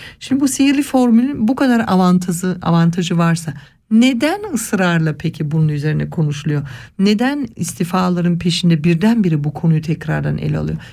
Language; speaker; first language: Turkish; early bilingual, heritage; Turkish